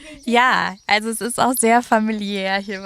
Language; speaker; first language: German; native; German